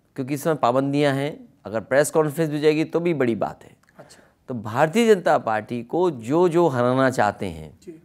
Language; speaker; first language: Hindi; native; Hindi